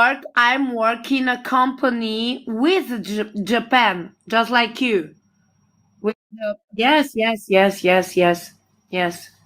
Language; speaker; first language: English; non-native, learner; Romanian